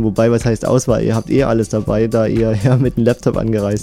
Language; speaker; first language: German; native; German